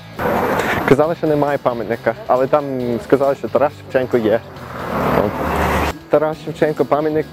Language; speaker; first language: Ukrainian; early bilingual, heritage; Ukrainian